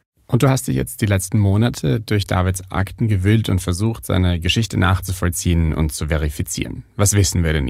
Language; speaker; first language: German; native; German